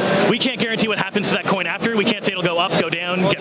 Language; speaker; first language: English; native; English